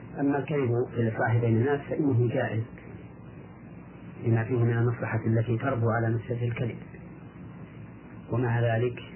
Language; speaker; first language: Arabic; native; Arabic